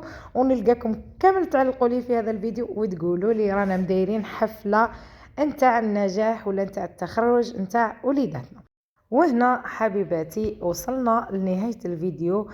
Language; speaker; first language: Arabic; native; Arabic